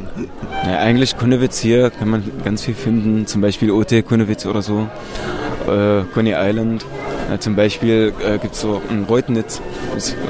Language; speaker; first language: German; non-native, learner; Arabic